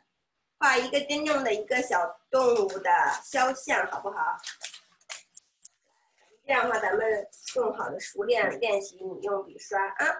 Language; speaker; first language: Chinese; native; Chinese